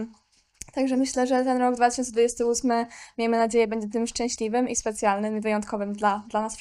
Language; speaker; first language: Polish; native; Polish